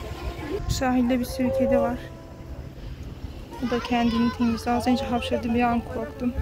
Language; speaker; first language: Turkish; early bilingual, other home language; Arabic